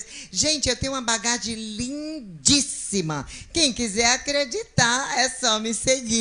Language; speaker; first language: Portuguese; native; Portuguese